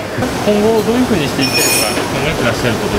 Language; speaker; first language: Japanese; native; Japanese